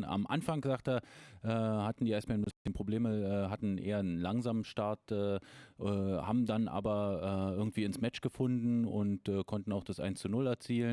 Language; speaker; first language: German; native; German